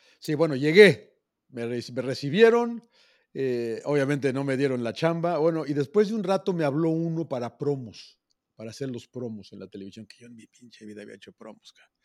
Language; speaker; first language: Spanish; native; Spanish